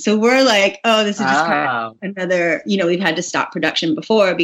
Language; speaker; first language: English; native; English